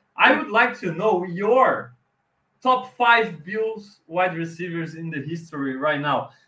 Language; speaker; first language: English; non-native, fluent; Portuguese